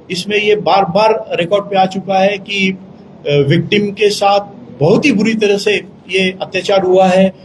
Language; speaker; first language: Hindi; non-native, local second language; Marathi